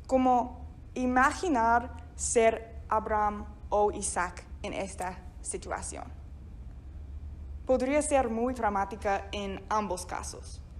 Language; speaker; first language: Spanish; non-native, fluent; English